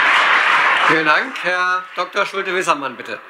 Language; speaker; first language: German; native; German